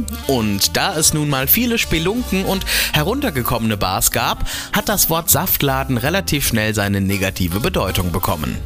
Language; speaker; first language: German; native; German